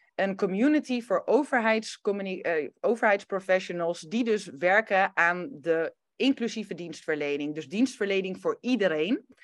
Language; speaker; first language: Dutch; early bilingual, other home language; Romanian